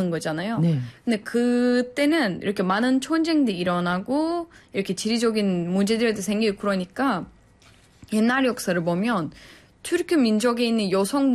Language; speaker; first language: Korean; non-native, fluent; Turkish